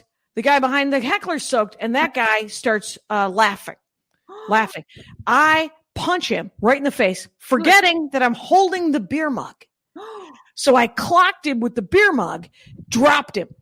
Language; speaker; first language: English; native; English